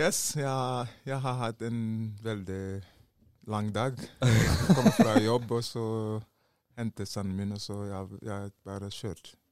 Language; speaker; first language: Norwegian; non-native, learner; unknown